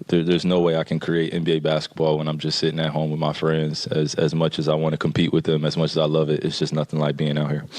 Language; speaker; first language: English; native; English